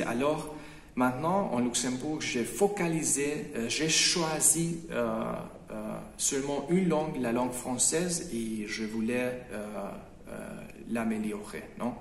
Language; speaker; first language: French; non-native, fluent; Hungarian